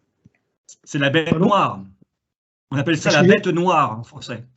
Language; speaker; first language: French; native; French